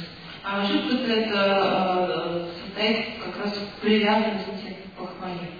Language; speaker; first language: Russian; native; Russian